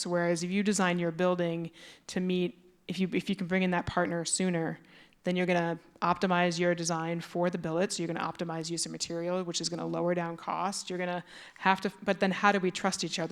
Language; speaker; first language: English; native; English